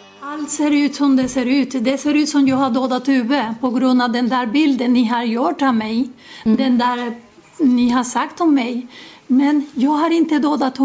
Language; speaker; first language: Swedish; non-native, fluent; Spanish